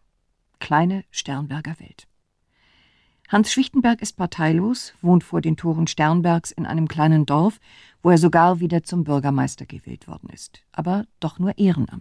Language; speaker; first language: German; native; German